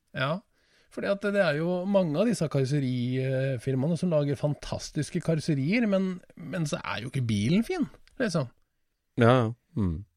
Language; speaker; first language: Norwegian; native; Norwegian